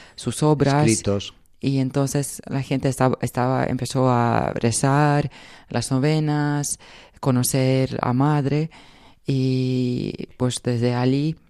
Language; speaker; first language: Spanish; non-native, fluent; Croatian